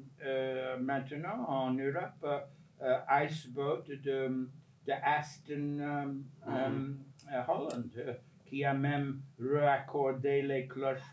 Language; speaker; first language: French; non-native, fluent; English